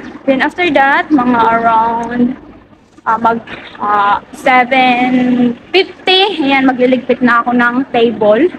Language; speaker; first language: Filipino; native; Filipino